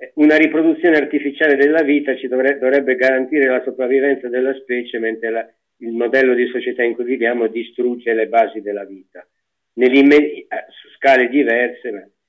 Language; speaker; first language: Italian; native; Italian